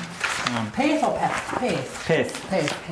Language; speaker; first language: Welsh; non-native, learner; English